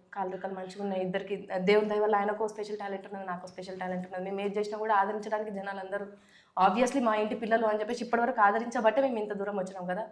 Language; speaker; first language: Telugu; native; Telugu